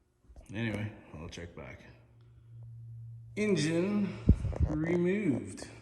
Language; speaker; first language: English; native; English